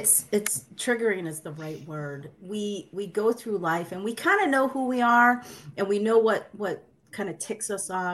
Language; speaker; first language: English; early bilingual, other home language; Sicilian